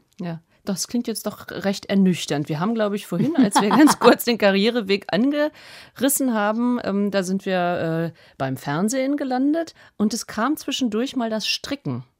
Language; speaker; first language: German; native; German